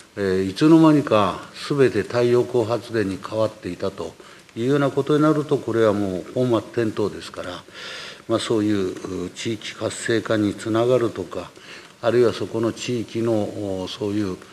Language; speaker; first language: Japanese; native; Japanese